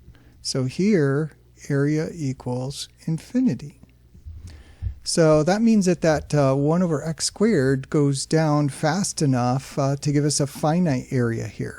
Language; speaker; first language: English; native; English